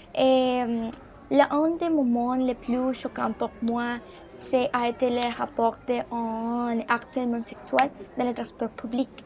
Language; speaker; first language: French; non-native, learner; Spanish